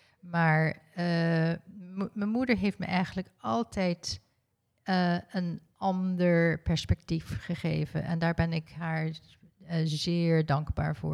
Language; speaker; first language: Dutch; early bilingual, heritage; Dutch